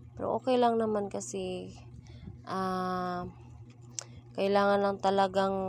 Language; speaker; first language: Filipino; non-native, local second language; Cebuano